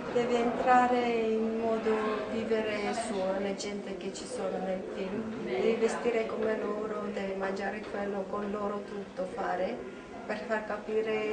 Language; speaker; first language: Italian; non-native, learner; Armenian